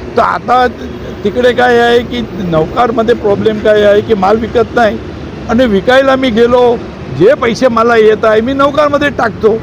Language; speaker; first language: Marathi; non-native, local second language; Gujarati